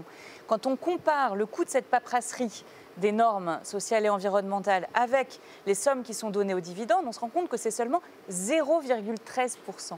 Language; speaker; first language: French; native; French